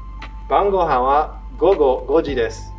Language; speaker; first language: Japanese; non-native, learner; English